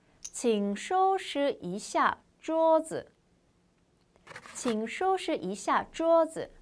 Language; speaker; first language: Chinese; non-native, fluent; Korean